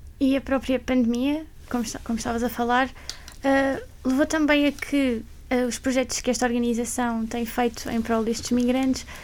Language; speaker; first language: Portuguese; native; Portuguese